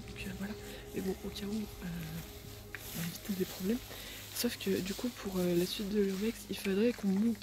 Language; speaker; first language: French; native; French